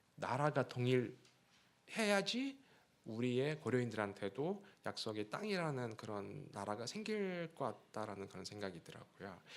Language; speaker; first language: Korean; non-native, fluent; Russian